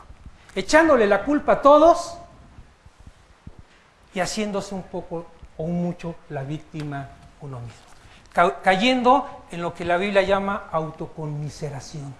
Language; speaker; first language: Spanish; native; Spanish